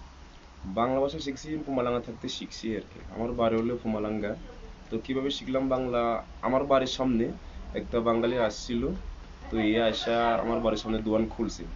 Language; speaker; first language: Bangla; non-native, fluent; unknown